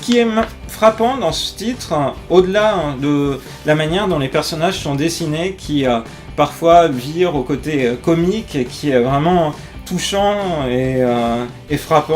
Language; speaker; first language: French; native; French